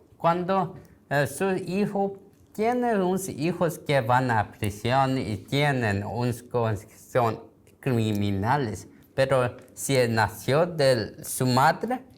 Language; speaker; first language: Spanish; non-native, learner; Korean